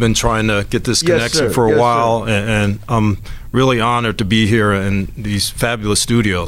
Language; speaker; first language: English; native; English